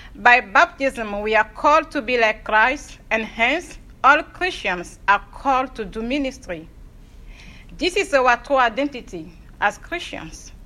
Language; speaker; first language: English; non-native, fluent; Ewe